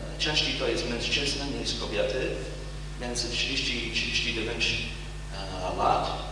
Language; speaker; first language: Polish; non-native, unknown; English